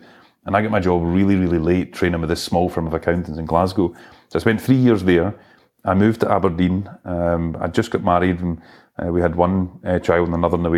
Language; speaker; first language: English; native; English